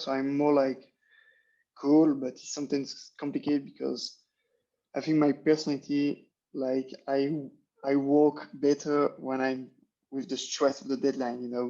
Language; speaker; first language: English; non-native, learner; French